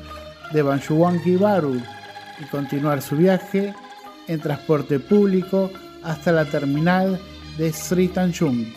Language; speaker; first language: Spanish; non-native, fluent; Indonesian